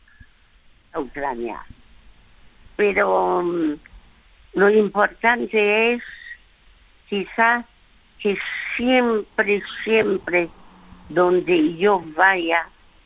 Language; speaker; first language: Spanish; early bilingual, other home language; French